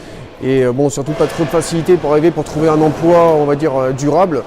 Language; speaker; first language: French; native; French